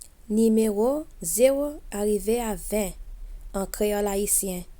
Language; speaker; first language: Haitian Creole; early bilingual, heritage; Haitian Creole